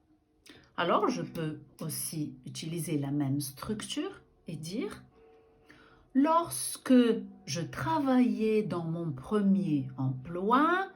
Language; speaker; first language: French; non-native, fluent; Portuguese